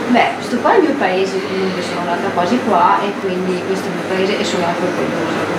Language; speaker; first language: Italian; native; Italian